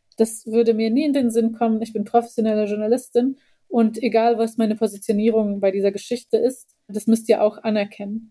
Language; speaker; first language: German; early bilingual, heritage; Bosnian